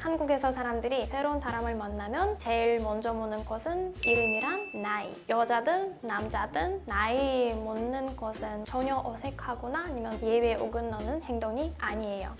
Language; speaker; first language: Korean; non-native, fluent; Russian